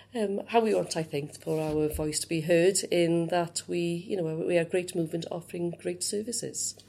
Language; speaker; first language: English; native; English